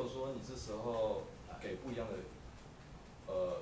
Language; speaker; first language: Chinese; native; Chinese